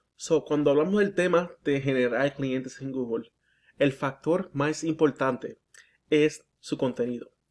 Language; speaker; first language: Spanish; early bilingual, heritage; Spanish